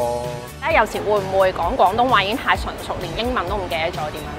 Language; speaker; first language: Chinese; native; Chinese